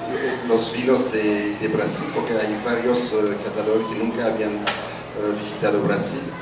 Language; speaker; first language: Spanish; non-native, fluent; French